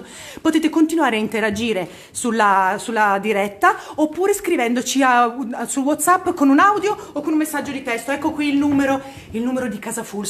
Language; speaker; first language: Italian; native; Italian